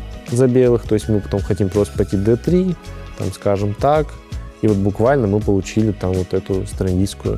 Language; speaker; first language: Russian; native; Russian